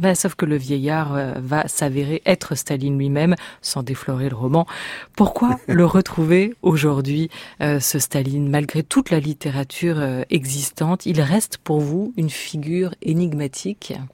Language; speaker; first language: French; native; French